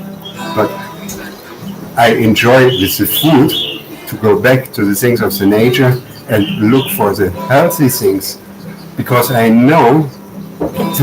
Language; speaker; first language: English; non-native, learner; German